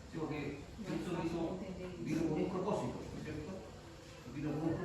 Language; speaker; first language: Spanish; native; Spanish